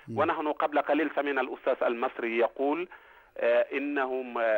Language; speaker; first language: Arabic; non-native, fluent; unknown